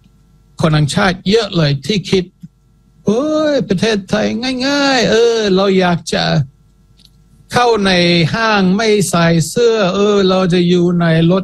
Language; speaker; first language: Thai; non-native, fluent; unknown